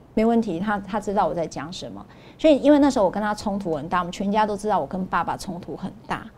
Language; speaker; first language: Chinese; non-native, local second language; Min Nan Chinese